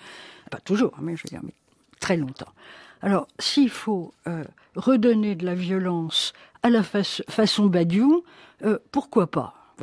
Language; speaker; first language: French; native; French